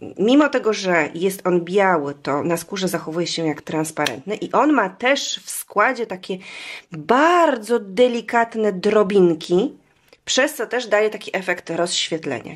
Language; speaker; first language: Polish; native; Polish